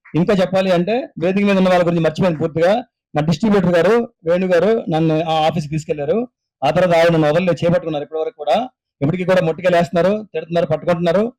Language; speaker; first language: Telugu; native; Telugu